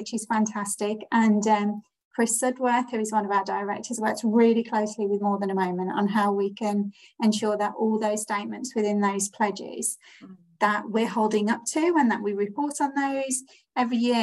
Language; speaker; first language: English; native; English